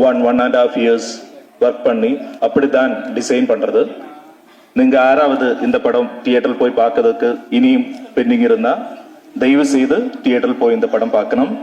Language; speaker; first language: Tamil; non-native, learner; Malayalam